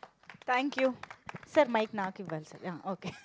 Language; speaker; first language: Telugu; native; Telugu